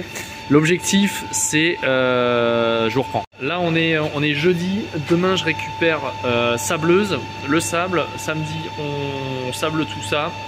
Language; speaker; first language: French; native; French